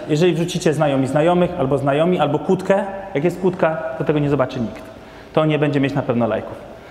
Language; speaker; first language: Polish; non-native, fluent; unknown